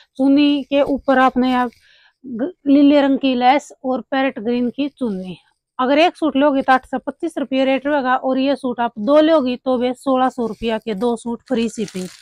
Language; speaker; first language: Hindi; native; Hindi